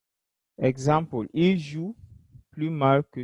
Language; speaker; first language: French; non-native, fluent; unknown